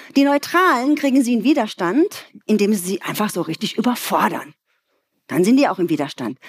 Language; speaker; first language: German; native; German